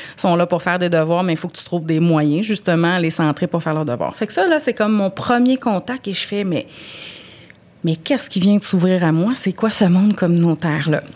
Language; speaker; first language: French; native; French